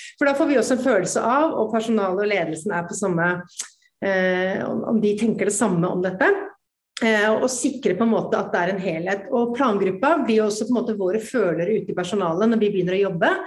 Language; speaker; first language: Norwegian; native; Norwegian